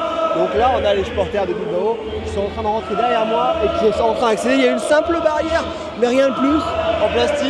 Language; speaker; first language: French; native; French